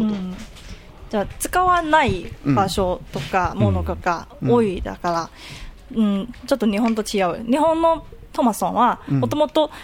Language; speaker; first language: Japanese; non-native, learner; Cantonese